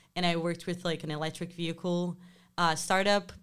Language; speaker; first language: English; non-native, fluent; Portuguese